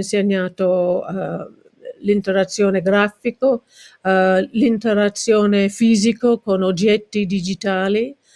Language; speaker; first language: Italian; non-native, learner; English